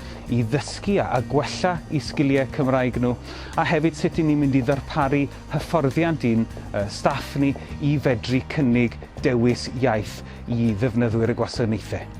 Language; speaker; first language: Welsh; native; Welsh